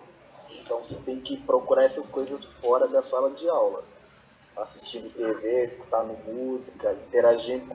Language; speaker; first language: Portuguese; non-native, fluent; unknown